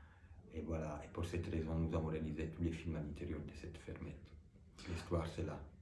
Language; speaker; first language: French; non-native, fluent; Italian